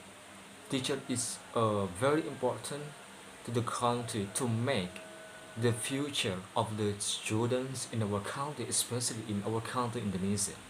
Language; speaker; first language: English; non-native, learner; Indonesian